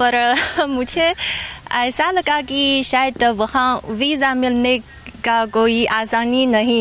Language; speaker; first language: Hindi; non-native, fluent; Chinese